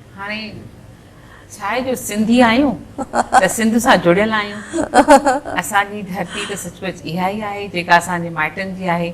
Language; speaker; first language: Sindhi; native; Sindhi